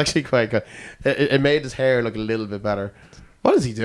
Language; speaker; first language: English; native; English